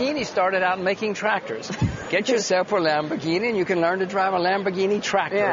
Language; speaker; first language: English; native; English